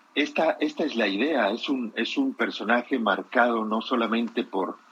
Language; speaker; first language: Spanish; native; Spanish